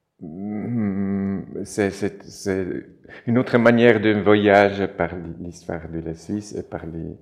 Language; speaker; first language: French; non-native, local second language; German